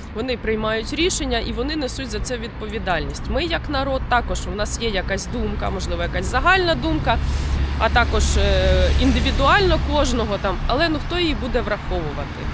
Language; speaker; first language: Ukrainian; native; Ukrainian